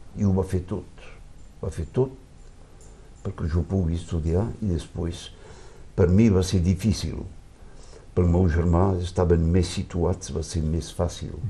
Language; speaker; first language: Catalan; early bilingual, heritage; Catalan